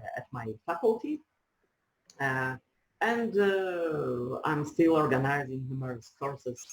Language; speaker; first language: English; non-native, fluent; Ukrainian